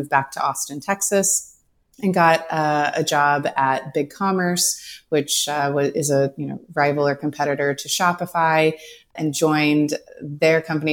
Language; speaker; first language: English; native; English